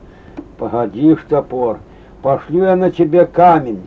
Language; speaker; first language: Russian; native; Russian